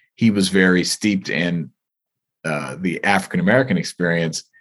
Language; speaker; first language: English; native; English